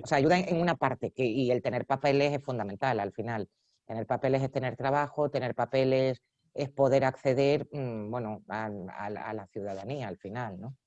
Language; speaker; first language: Spanish; native; Spanish